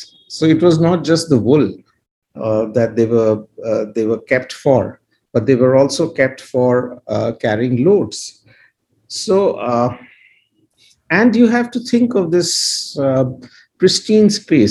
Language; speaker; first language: English; non-native, local second language; Hindi